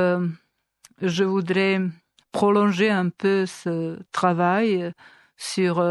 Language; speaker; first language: French; non-native, fluent; Serbian